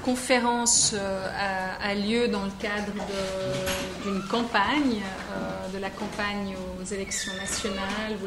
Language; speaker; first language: French; native; French